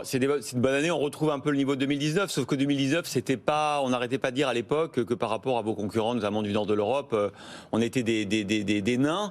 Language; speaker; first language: French; native; French